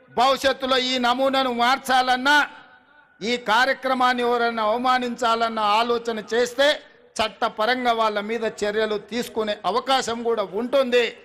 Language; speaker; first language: Telugu; native; Telugu